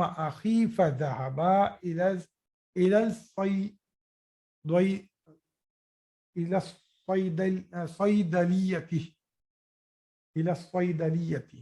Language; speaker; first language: Arabic; non-native, fluent; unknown